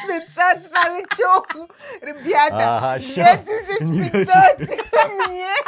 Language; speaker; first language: Russian; non-native, learner; English